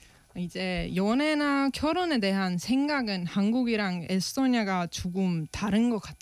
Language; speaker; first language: Korean; non-native, fluent; Estonian